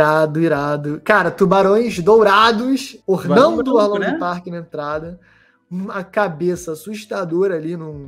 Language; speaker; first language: Portuguese; native; Portuguese